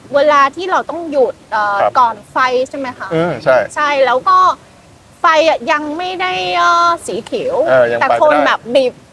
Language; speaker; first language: Thai; non-native, fluent; Vietnamese